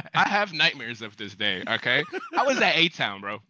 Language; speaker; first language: English; early bilingual, other home language; Spanish